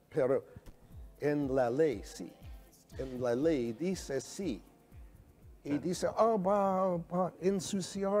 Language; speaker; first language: Spanish; non-native, learner; English